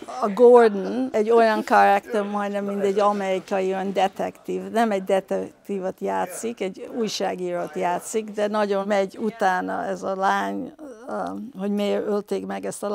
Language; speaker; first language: Hungarian; early bilingual, heritage; Hungarian